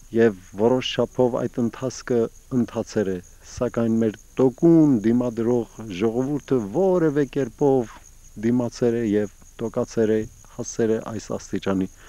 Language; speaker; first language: Armenian; early bilingual, heritage; Armenian